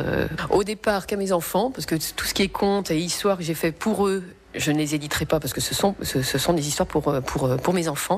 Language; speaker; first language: French; native; French